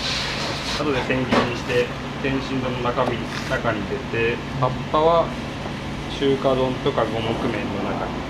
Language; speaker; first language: Japanese; native; Japanese